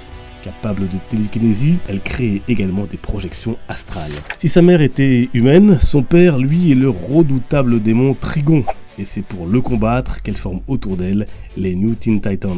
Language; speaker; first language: French; native; French